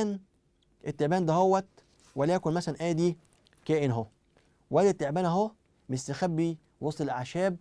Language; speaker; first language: Arabic; native; Arabic